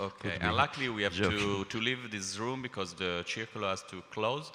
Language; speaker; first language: English; non-native, fluent; Italian